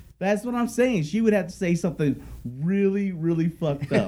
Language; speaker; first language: English; native; English